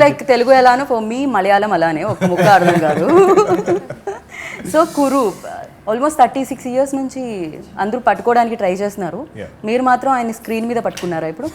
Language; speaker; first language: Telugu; native; Telugu